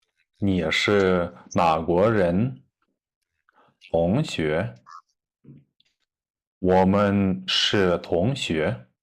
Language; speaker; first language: Chinese; non-native, fluent; Kyrgyz